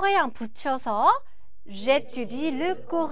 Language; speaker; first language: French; non-native, fluent; Korean